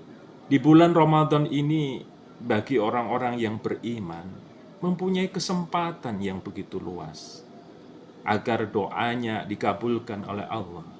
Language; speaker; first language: Indonesian; native; Indonesian